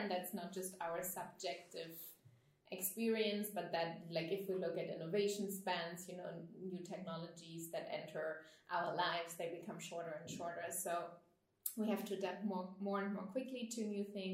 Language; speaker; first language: English; non-native, fluent; German